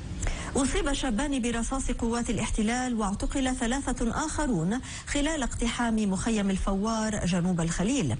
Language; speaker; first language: Arabic; native; Arabic